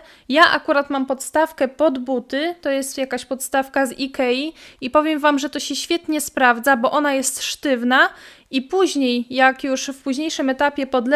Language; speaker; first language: Polish; native; Polish